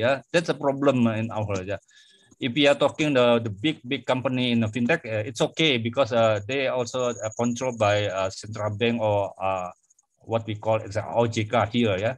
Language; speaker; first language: English; non-native, fluent; Indonesian